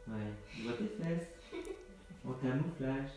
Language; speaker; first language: French; native; French